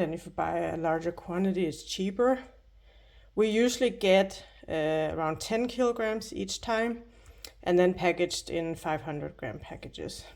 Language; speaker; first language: English; non-native, fluent; Danish